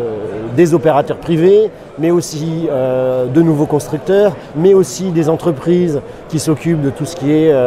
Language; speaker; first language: French; native; French